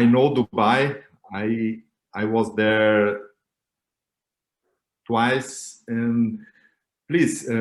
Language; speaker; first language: English; non-native, learner; Portuguese